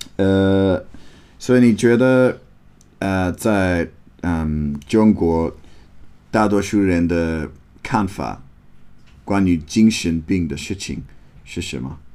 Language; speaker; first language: Chinese; non-native, learner; English